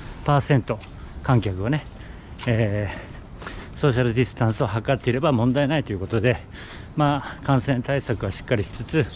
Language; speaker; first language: Japanese; native; Japanese